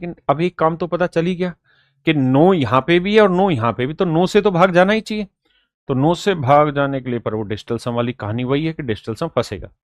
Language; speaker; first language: Hindi; native; Hindi